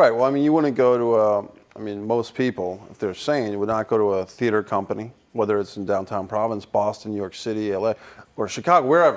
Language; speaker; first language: English; native; English